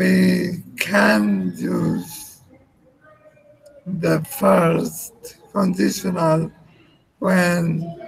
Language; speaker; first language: English; non-native, learner; Spanish